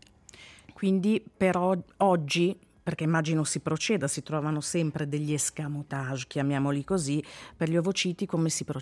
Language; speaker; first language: Italian; native; Italian